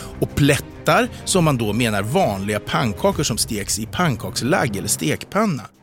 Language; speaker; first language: Swedish; native; Swedish